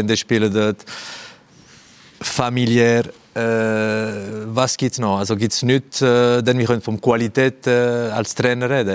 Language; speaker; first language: German; non-native, fluent; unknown